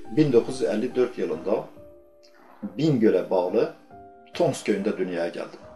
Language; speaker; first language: Turkish; non-native, local second language; Kurdish